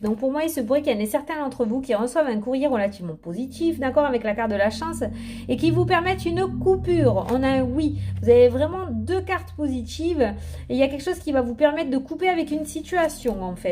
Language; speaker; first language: French; native; French